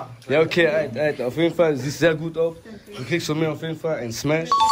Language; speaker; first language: German; native; German